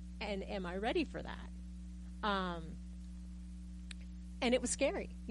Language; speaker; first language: English; native; English